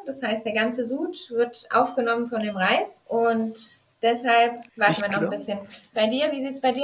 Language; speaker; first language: German; native; German